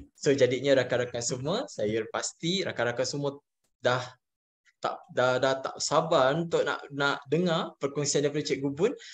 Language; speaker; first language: Malay; native; Malay